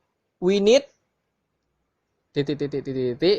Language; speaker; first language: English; non-native, fluent; Indonesian